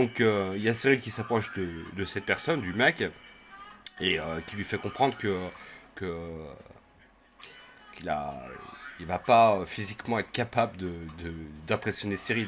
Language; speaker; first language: French; native; French